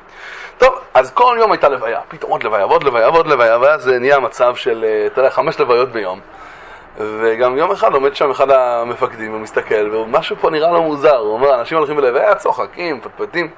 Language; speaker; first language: Hebrew; native; Hebrew